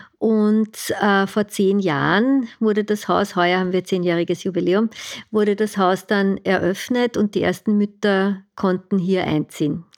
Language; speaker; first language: German; native; German